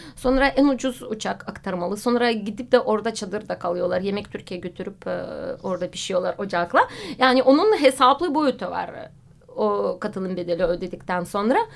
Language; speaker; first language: Turkish; non-native, fluent; Russian